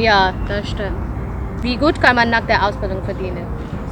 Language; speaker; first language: German; non-native, fluent; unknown